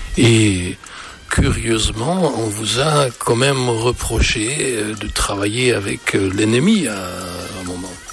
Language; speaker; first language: French; native; French